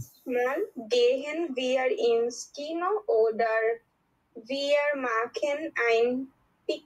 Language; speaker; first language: German; non-native, learner; Bangla